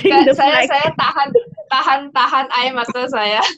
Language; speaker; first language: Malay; non-native, local second language; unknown